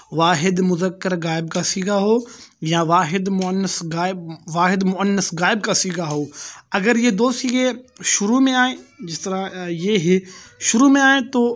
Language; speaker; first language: Urdu; non-native, local second language; Pashto